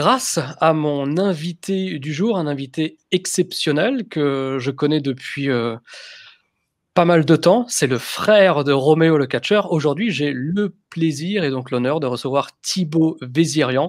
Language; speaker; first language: French; native; French